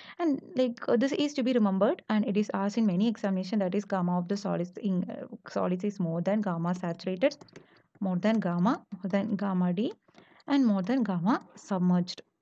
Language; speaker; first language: English; non-native, local second language; Malayalam